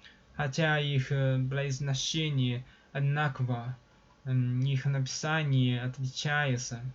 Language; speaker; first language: Russian; non-native, learner; Chinese